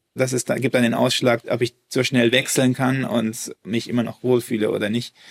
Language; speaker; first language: German; early bilingual, heritage; German